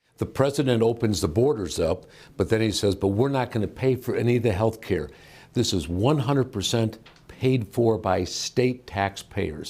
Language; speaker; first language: English; native; English